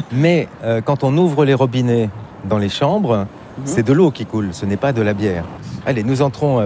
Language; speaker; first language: French; native; French